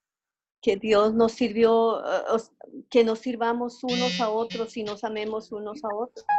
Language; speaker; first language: Spanish; native; Spanish